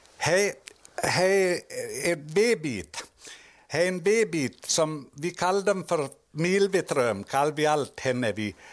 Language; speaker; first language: Swedish; native; Swedish